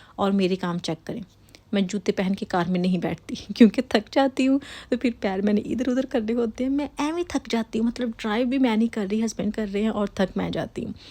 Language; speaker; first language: Urdu; native; Urdu